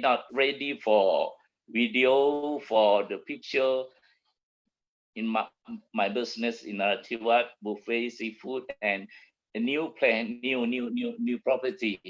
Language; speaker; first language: English; non-native, learner; Malay